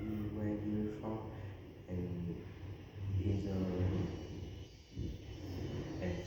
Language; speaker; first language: English; non-native, learner; Vietnamese